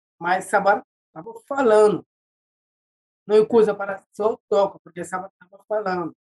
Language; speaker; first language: Portuguese; non-native, learner; Wolof